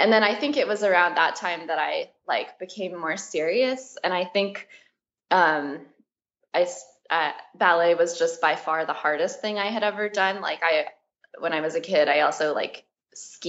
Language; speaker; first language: English; native; English